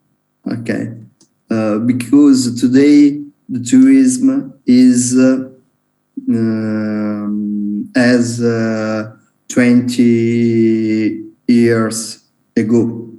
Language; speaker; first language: English; non-native, learner; Italian